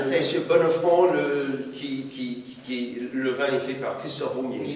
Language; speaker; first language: French; non-native, fluent; English